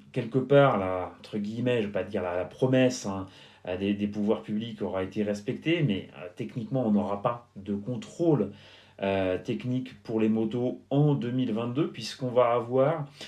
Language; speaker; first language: French; native; French